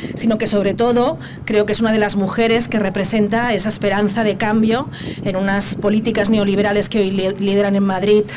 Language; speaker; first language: Spanish; native; Spanish